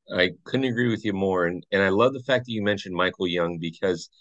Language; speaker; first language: English; native; English